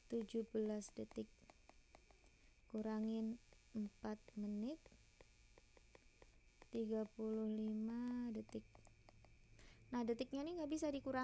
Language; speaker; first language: Indonesian; native; Indonesian